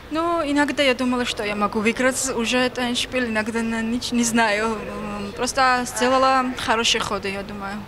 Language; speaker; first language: Russian; non-native, learner; Georgian